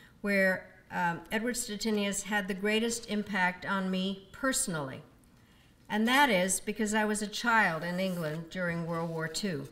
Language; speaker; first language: English; early bilingual, other home language; Czech